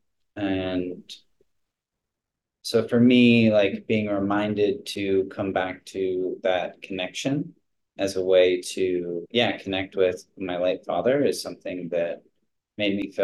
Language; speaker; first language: English; native; English